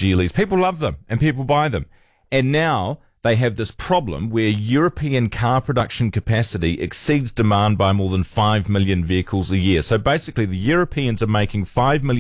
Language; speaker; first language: English; native; English